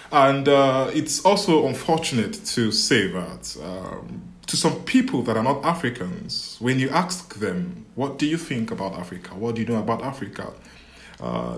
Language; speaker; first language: English; non-native, local second language; Igbo